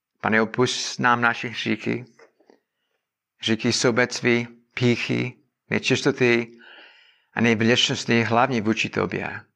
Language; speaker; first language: Czech; non-native, learner; English